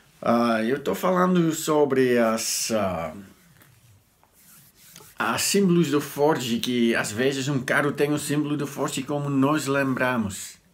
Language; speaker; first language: Portuguese; non-native, learner; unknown